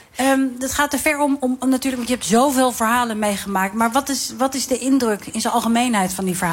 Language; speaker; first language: Dutch; native; Dutch